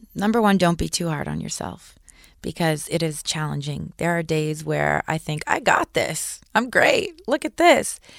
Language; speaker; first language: English; native; English